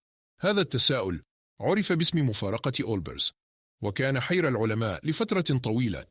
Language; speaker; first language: Arabic; native; Arabic